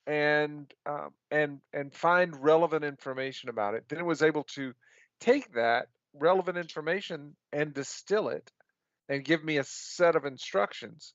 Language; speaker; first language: English; native; English